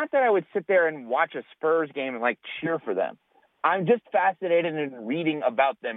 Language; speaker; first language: English; native; English